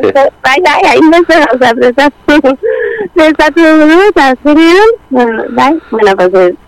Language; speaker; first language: Basque; non-native, local second language; Spanish